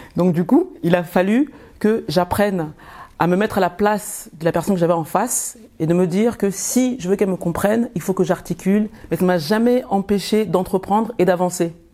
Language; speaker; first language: French; early bilingual, other home language; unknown